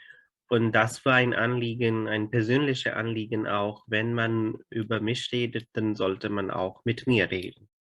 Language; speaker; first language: German; non-native, fluent; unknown